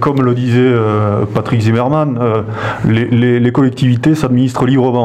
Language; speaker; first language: French; native; French